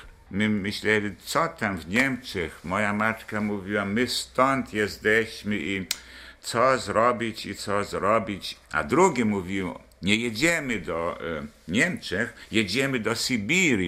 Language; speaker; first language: Polish; non-native, local second language; German